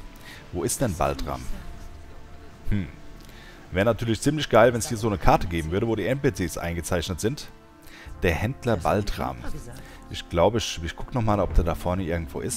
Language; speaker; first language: German; native; German